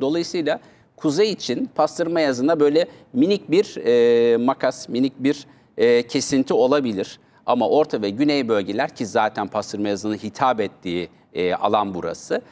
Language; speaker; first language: Turkish; native; Turkish